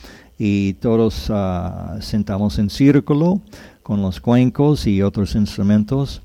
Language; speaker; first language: Spanish; non-native, fluent; English